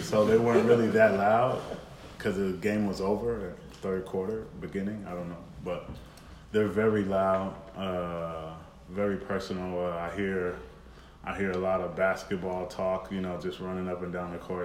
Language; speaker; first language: English; native; English